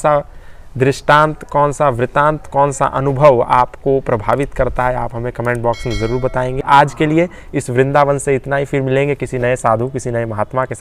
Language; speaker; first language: Hindi; native; Hindi